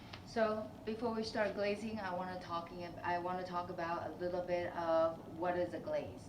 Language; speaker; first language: English; non-native, fluent; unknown